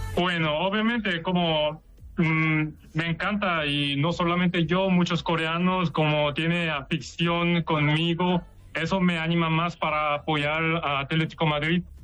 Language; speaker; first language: Spanish; non-native, learner; Korean